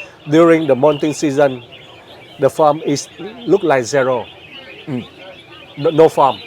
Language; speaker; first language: English; non-native, learner; Vietnamese